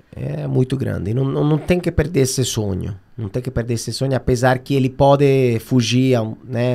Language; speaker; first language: Portuguese; non-native, fluent; Italian